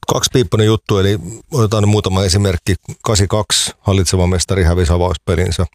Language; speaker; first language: Finnish; native; Finnish